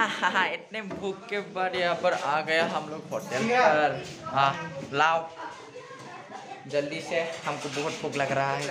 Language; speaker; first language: Hindi; non-native, local second language; Bodo